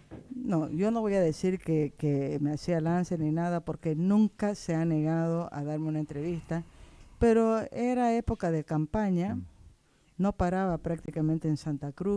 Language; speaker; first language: Spanish; native; Spanish